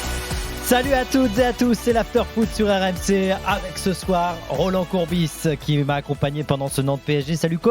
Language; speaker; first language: French; native; French